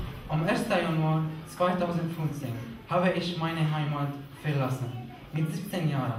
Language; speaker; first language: German; non-native, learner; Arabic